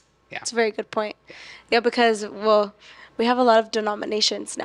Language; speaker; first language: English; early bilingual, other home language; Spanish